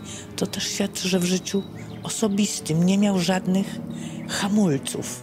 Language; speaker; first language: Polish; native; Polish